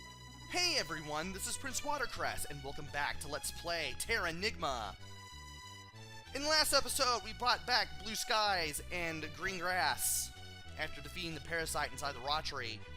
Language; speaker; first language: English; native; English